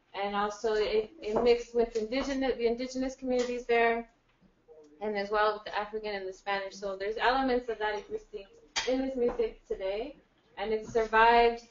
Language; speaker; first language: English; native; English